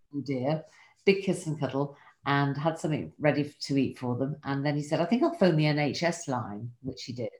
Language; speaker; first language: English; native; English